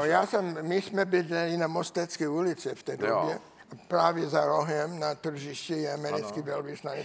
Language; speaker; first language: Czech; non-native, learner; English